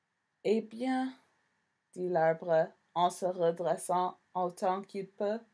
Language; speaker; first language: French; non-native, fluent; English